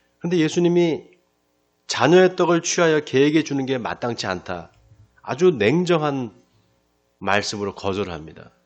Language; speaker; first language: Korean; native; Korean